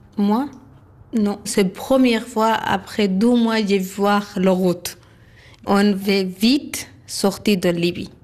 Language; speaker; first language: French; non-native, learner; Arabic